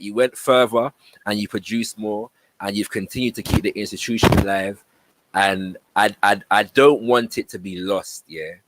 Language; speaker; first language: English; native; English